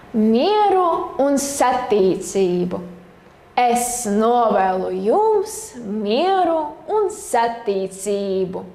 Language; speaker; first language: Latvian; non-native, local second language; Russian